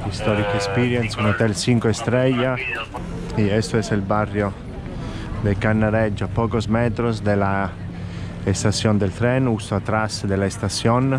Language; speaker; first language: Spanish; non-native, fluent; Italian